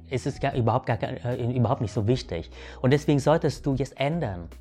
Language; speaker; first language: German; non-native, fluent; Vietnamese